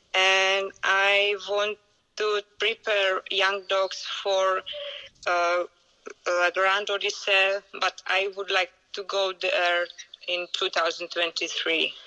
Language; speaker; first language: English; non-native, learner; Czech